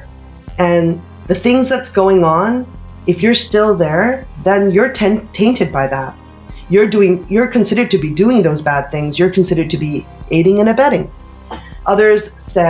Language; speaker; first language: English; native; English